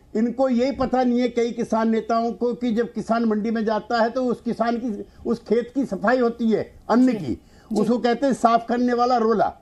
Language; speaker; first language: Hindi; native; Hindi